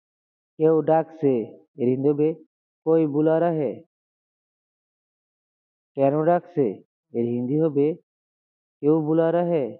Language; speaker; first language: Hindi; non-native, learner; Bangla